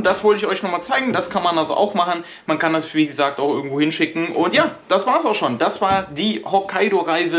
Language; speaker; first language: German; native; German